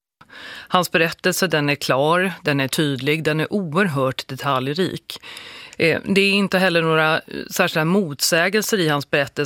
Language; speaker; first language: Swedish; native; Swedish